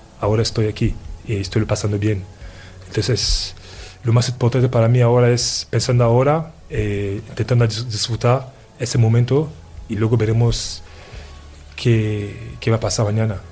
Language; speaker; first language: Spanish; non-native, fluent; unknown